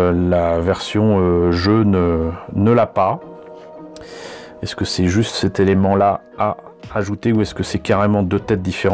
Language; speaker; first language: French; native; French